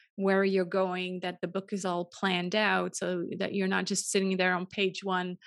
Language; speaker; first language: English; non-native, fluent; German